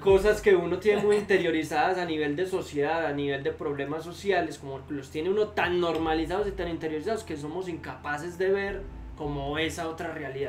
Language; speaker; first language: Spanish; native; Spanish